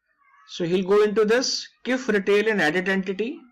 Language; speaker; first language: English; non-native, local second language; Hindi